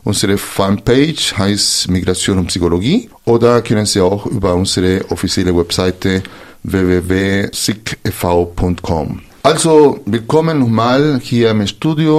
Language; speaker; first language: German; non-native, fluent; Spanish